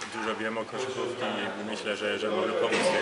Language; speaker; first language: Polish; early bilingual, heritage; Polish